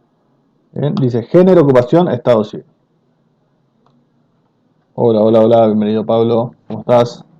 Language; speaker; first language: Spanish; native; Spanish